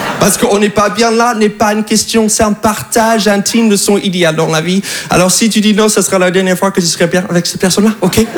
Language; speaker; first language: French; non-native, fluent; English